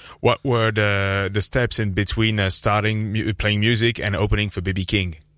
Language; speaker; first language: English; non-native, fluent; French